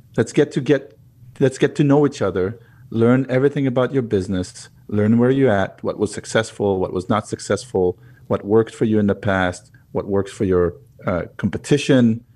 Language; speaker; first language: English; non-native, fluent; Hebrew